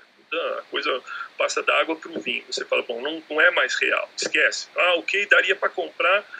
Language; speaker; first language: Portuguese; native; Portuguese